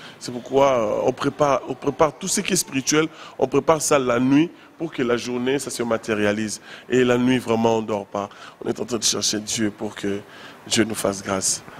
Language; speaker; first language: French; non-native, local second language; Lingala